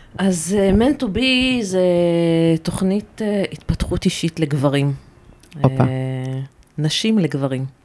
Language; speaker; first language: Hebrew; native; Hebrew